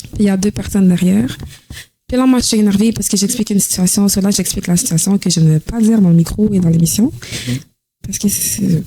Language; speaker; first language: French; native; French